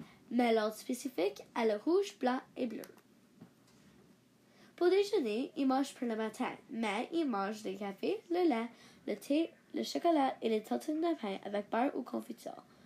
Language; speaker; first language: French; non-native, learner; English